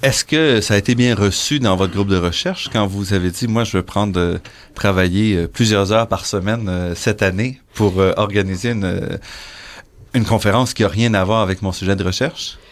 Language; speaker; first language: French; native; French